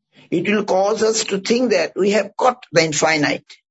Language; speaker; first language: English; non-native, local second language; Bangla